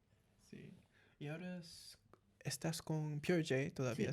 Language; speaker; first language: Spanish; early bilingual, heritage; English